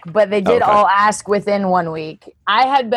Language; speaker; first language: English; native; English